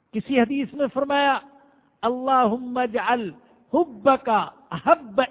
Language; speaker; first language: Urdu; non-native, local second language; Punjabi